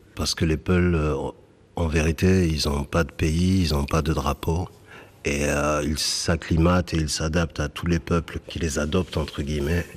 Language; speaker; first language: French; early bilingual, other home language; Fula